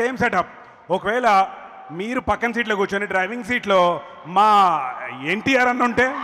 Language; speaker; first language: Telugu; native; Telugu